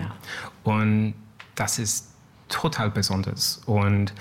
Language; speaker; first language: German; non-native, learner; English